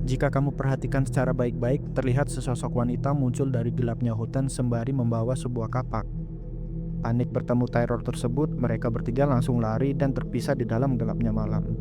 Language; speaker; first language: Indonesian; native; Indonesian